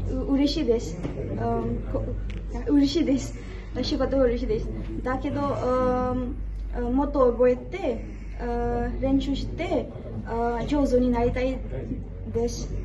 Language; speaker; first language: Japanese; non-native, learner; Garo